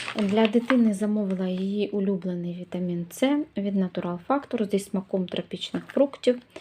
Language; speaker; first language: Ukrainian; native; Ukrainian